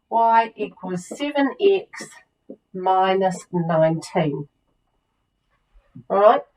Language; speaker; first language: English; native; English